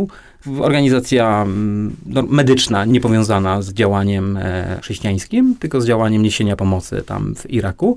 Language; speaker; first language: Polish; native; Polish